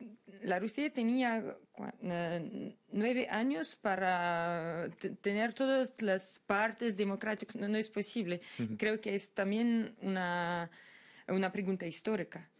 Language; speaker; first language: Spanish; non-native, fluent; Russian